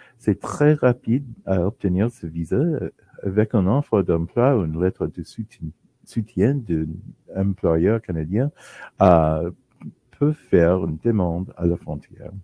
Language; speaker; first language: French; non-native, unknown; English